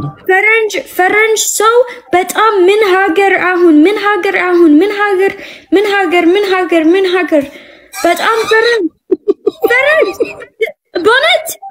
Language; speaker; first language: Amharic; non-native, learner; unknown